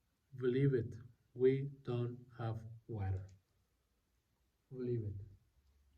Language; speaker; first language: English; non-native, learner; Spanish